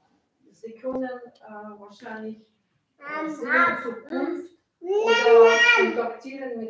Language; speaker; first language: German; non-native, learner; Russian